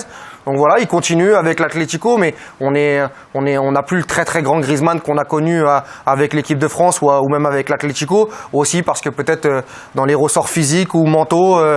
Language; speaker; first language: French; native; French